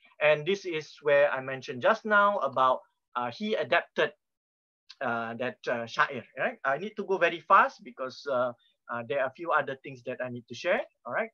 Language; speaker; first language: English; non-native, local second language; Malay